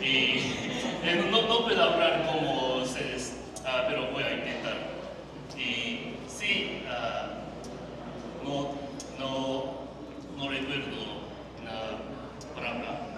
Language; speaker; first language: Spanish; non-native, learner; Japanese